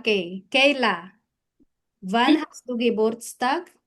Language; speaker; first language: German; non-native, fluent; Filipino